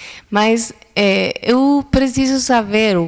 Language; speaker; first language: Portuguese; non-native, learner; Spanish